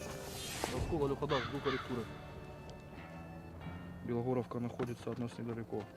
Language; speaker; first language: Russian; native; Russian